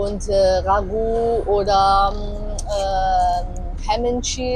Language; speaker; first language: German; non-native, learner; Italian